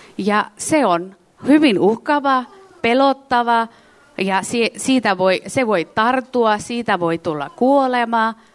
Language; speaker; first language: Finnish; non-native, fluent; Nepali